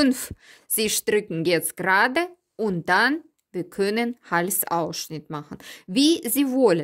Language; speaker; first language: German; non-native, learner; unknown